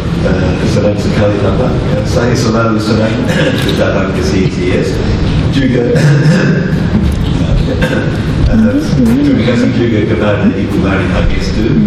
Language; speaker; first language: Indonesian; non-native, fluent; English